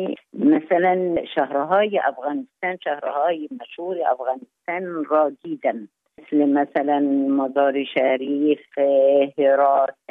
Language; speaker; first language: Persian; non-native, fluent; Arabic